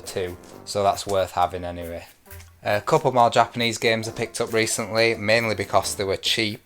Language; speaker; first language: English; native; English